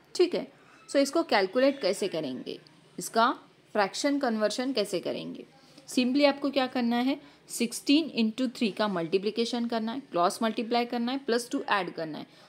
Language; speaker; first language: Hindi; non-native, local second language; Marathi